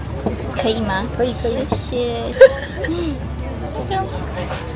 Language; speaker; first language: Chinese; early bilingual, heritage; Chinese